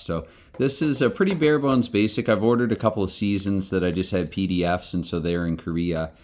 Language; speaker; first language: English; native; English